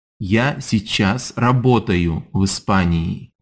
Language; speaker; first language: Russian; non-native, fluent; English